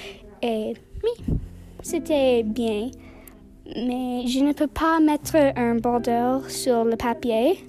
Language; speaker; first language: French; non-native, learner; English